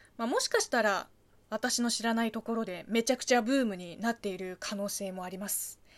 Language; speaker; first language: Japanese; non-native, fluent; Chinese